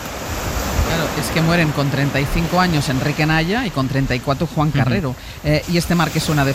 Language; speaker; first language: Spanish; native; Spanish